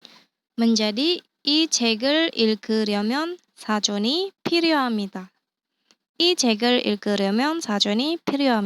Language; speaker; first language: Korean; non-native, fluent; Indonesian